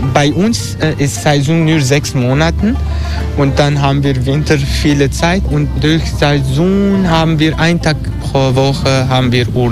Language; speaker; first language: German; non-native, learner; Turkish